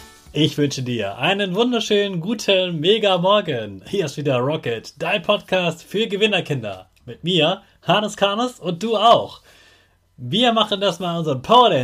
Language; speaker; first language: German; native; German